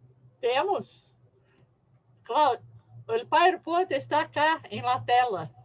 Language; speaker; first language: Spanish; non-native, learner; Portuguese